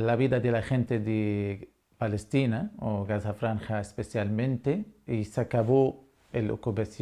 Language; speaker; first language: Spanish; non-native, learner; Arabic